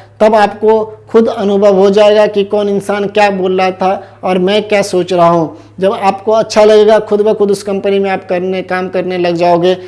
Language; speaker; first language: Hindi; native; Hindi